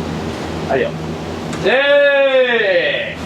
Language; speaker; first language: Japanese; native; Japanese